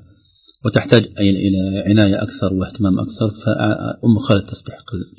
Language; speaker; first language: Arabic; native; Arabic